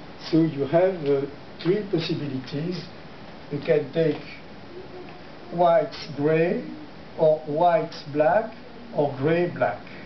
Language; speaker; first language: English; non-native, fluent; French